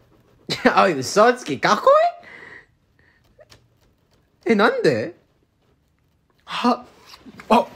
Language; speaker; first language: Japanese; non-native, learner; English